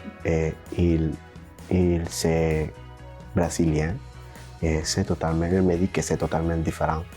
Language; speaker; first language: French; non-native, learner; Spanish